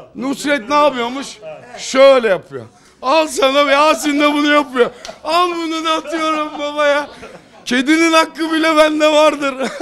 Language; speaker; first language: Turkish; native; Turkish